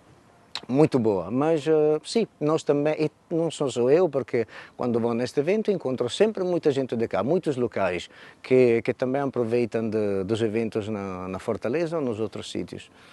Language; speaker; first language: Portuguese; non-native, fluent; Italian